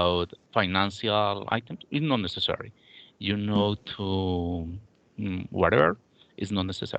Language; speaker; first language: English; non-native, learner; Spanish